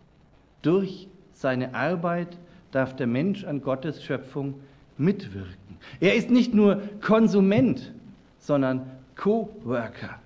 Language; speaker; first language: German; native; German